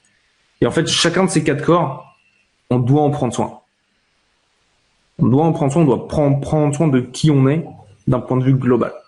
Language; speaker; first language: French; native; French